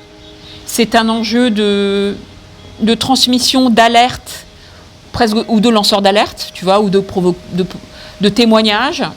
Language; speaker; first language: French; native; French